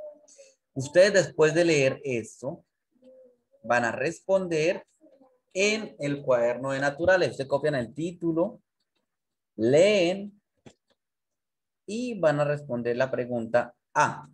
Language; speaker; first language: Spanish; native; Spanish